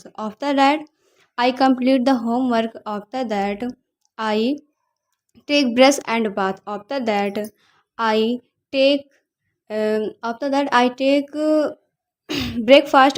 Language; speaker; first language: English; non-native, learner; Hindi